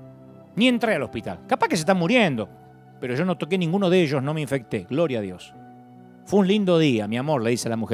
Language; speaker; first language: Spanish; native; Spanish